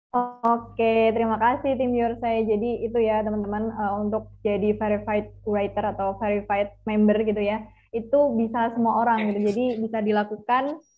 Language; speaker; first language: Indonesian; native; Indonesian